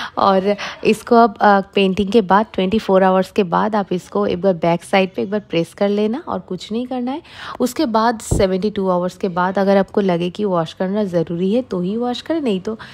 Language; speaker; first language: Hindi; non-native, local second language; Bangla